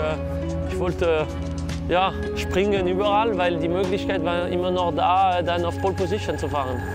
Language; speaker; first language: German; non-native, local second language; French